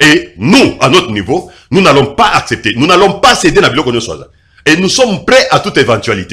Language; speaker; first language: French; non-native, local second language; Lingala